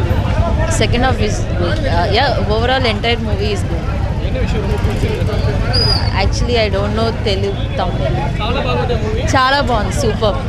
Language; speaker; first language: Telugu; non-native, learner; Tamil